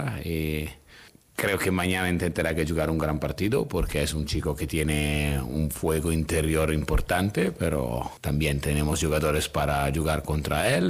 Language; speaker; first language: Spanish; non-native, fluent; Italian